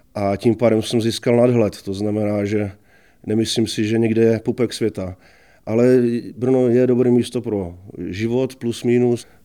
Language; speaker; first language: Czech; native; Czech